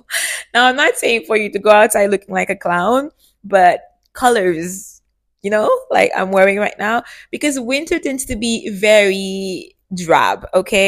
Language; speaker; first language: English; native; English